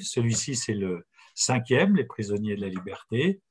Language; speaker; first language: French; native; French